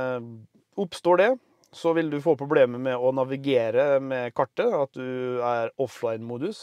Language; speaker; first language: Norwegian; native; Norwegian